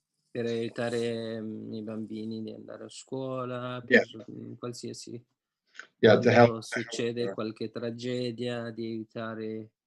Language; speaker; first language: Italian; non-native, fluent; Persian